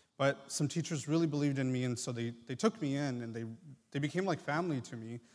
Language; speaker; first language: English; early bilingual, other home language; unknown